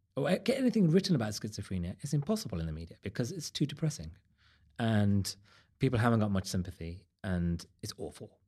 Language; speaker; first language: English; native; English